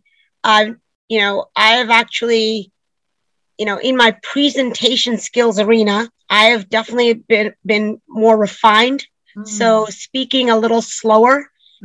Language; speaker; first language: English; native; English